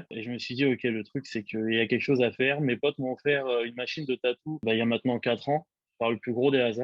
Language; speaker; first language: French; native; French